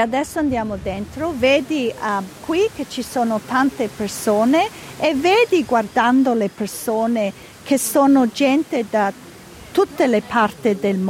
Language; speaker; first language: Italian; early bilingual, heritage; Italian